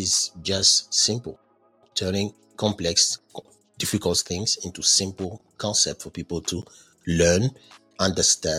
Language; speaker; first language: English; non-native, fluent; French